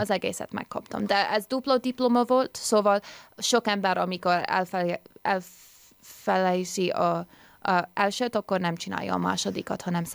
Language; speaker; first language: Hungarian; early bilingual, heritage; English